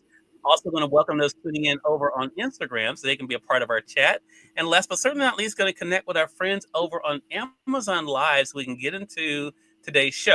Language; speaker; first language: English; native; English